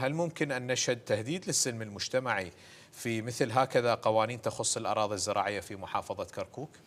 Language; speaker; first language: Arabic; native; Arabic